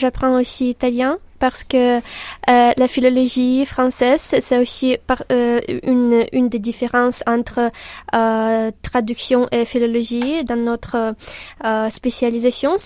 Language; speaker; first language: French; non-native, learner; Ukrainian